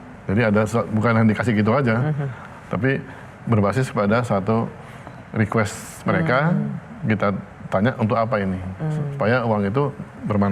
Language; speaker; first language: Indonesian; native; Indonesian